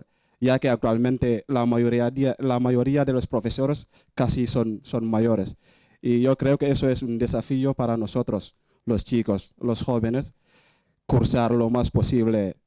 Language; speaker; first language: Spanish; non-native, fluent; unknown